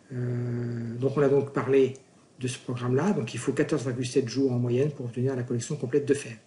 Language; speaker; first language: French; native; French